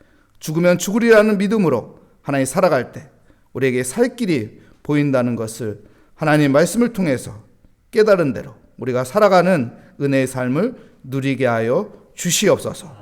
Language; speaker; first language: Korean; native; Korean